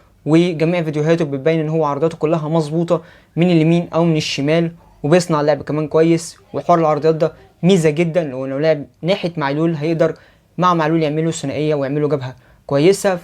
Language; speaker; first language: Arabic; native; Arabic